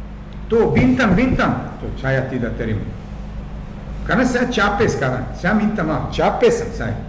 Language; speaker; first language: Indonesian; non-native, fluent; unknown